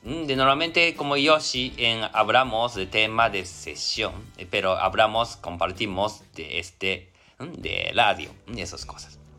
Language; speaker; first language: Spanish; non-native, learner; Japanese